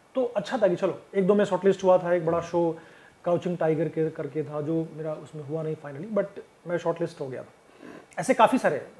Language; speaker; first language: Hindi; native; Hindi